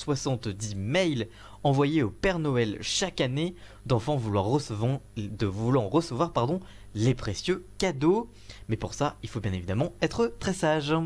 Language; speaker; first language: French; native; French